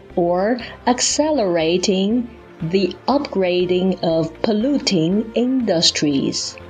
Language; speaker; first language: English; non-native, fluent; Chinese